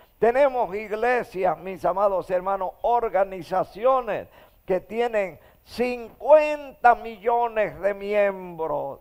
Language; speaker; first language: Spanish; native; Spanish